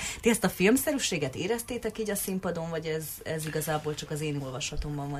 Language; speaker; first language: Hungarian; native; Hungarian